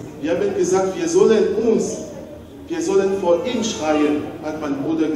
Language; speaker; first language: German; non-native, learner; French